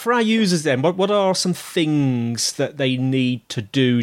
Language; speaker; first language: English; native; English